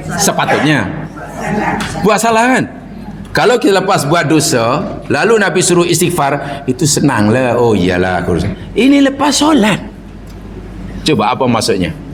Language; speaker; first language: Malay; native; Malay